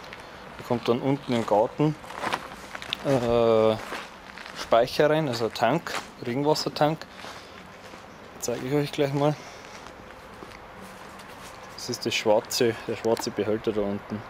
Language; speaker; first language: German; native; German